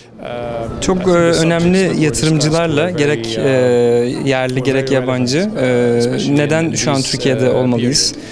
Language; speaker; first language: Turkish; non-native, fluent; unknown